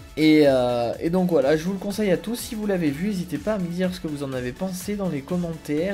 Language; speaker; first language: French; native; French